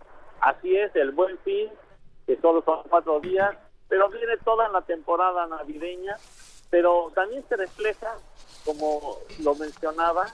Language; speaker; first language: Spanish; native; Spanish